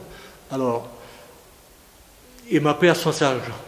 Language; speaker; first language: French; non-native, fluent; Greek